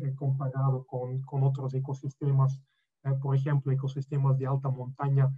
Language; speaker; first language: Spanish; non-native, fluent; Dutch